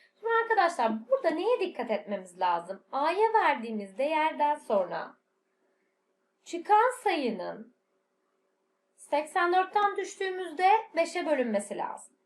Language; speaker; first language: Turkish; native; Turkish